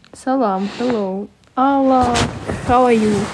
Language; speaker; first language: English; non-native, learner; Russian